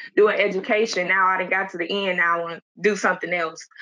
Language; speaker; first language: English; native; English